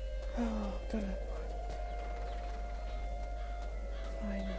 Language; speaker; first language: English; non-native, fluent; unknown